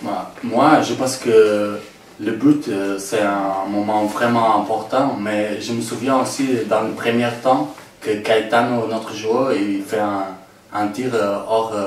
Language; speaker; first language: French; non-native, fluent; Portuguese